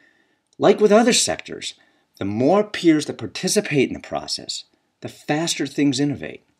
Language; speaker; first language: English; native; English